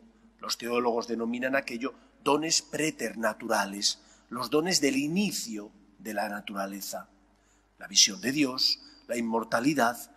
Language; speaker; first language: Spanish; native; Spanish